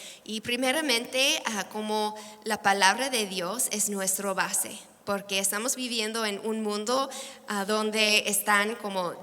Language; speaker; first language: Spanish; non-native, fluent; English